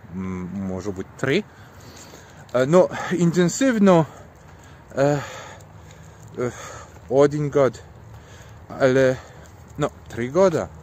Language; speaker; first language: Russian; non-native, learner; Polish